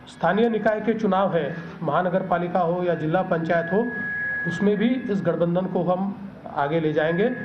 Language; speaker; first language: Hindi; non-native, local second language; Marathi